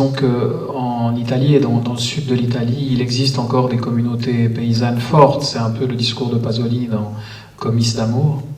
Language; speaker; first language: French; native; French